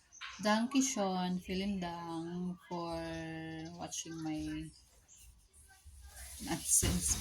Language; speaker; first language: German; non-native, learner; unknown